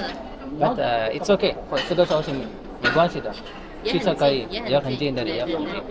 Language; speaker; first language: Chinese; non-native, learner; Amharic